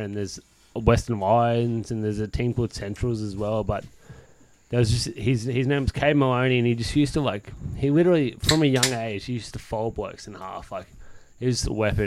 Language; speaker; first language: English; native; English